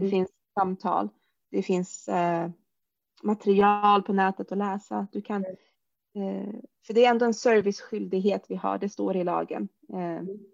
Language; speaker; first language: Swedish; early bilingual, other home language; Arabic